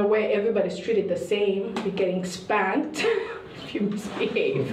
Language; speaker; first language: English; non-native, local second language; Kinyarwanda